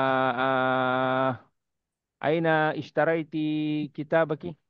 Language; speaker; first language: Arabic; non-native, fluent; Malay